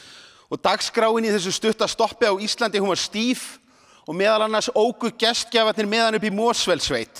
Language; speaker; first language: Icelandic; native; Icelandic